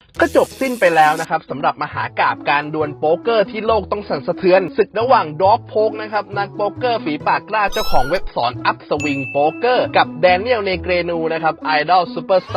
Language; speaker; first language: Thai; native; Thai